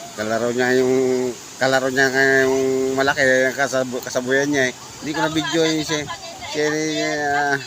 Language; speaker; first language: Filipino; native; Filipino